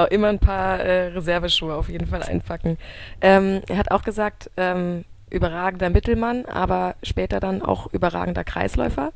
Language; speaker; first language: German; native; German